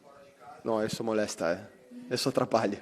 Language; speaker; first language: Portuguese; non-native, fluent; Italian